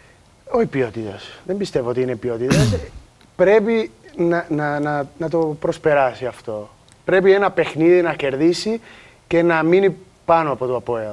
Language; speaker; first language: Greek; non-native, learner; Portuguese